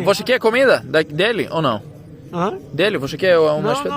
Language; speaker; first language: Portuguese; non-native, fluent; Greek